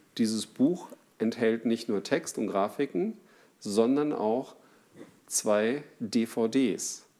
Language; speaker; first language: German; native; German